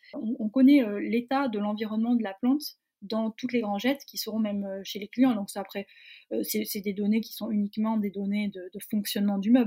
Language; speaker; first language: French; native; French